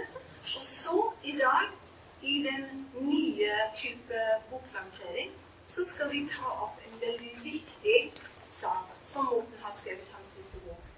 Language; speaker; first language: Norwegian; non-native, fluent; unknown